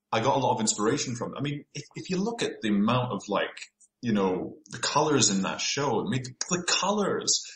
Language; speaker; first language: English; native; English